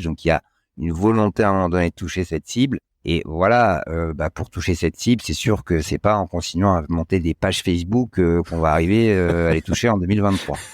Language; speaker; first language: French; native; French